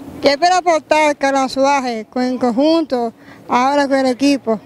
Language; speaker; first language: Spanish; native; Spanish